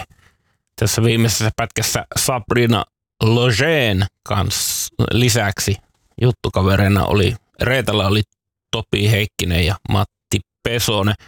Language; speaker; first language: Finnish; native; Finnish